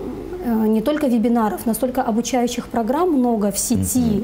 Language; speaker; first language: Russian; native; Russian